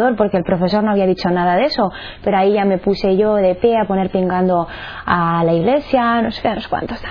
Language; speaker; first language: Spanish; native; Spanish